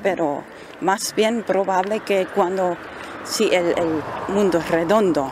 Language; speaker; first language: Spanish; non-native, fluent; German